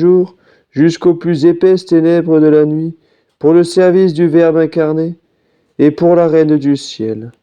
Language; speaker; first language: French; native; French